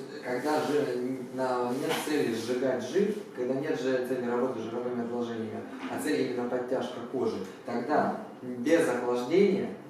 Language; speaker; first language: Russian; native; Russian